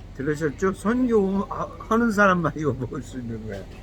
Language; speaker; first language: Korean; native; Korean